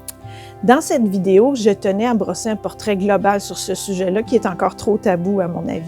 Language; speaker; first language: French; native; French